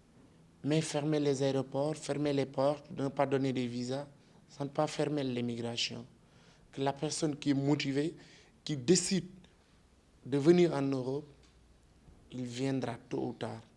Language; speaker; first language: French; native; French